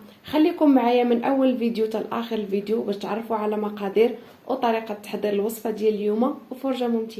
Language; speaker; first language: Arabic; native; Arabic